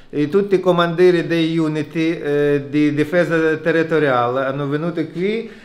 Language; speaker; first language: Italian; non-native, learner; Ukrainian